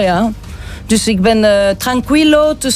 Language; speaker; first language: Dutch; non-native, local second language; French